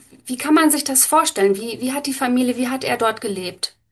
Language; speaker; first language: German; native; German